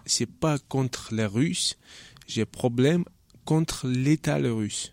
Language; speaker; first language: French; non-native, learner; Chechen